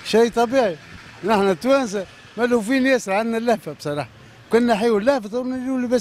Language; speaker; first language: Arabic; native; Arabic